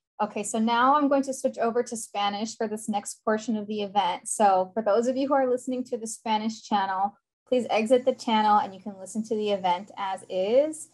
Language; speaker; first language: English; native; English